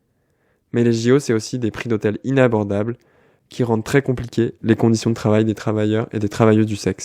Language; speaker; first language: French; native; French